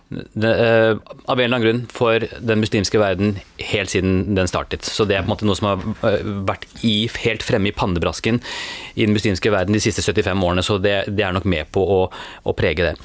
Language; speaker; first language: Norwegian; early bilingual, other home language; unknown